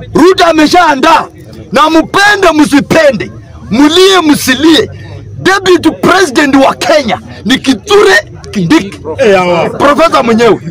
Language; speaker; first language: Swahili; native; Swahili